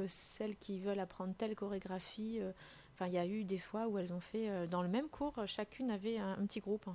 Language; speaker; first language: French; native; French